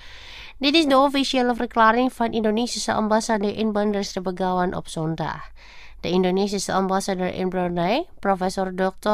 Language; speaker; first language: Dutch; non-native, fluent; Indonesian